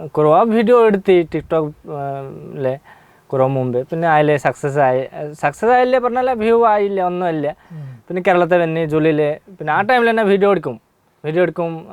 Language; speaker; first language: Malayalam; non-native, local second language; Bangla